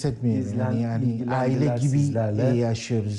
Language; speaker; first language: Turkish; non-native, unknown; Arabic